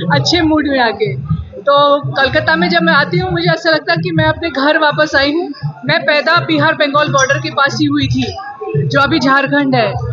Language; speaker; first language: Hindi; non-native, local second language; Tamil